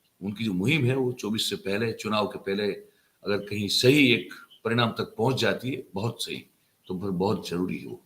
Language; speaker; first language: Hindi; non-native, local second language; Gujarati